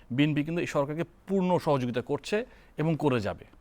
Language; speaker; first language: Bangla; native; Bangla